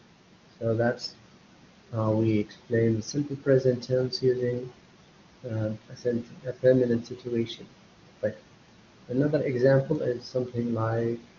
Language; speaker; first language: English; non-native, fluent; Arabic